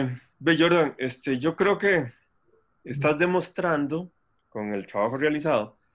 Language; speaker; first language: Spanish; native; Spanish